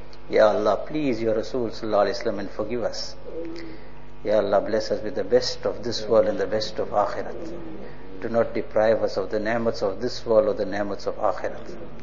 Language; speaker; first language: English; native; English